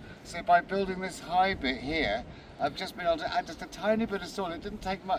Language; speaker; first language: English; native; English